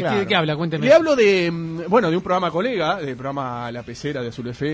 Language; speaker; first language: Spanish; native; Spanish